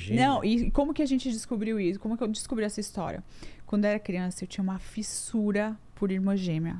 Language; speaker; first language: Portuguese; native; Portuguese